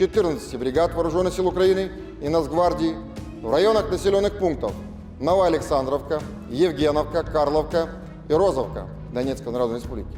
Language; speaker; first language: Russian; native; Russian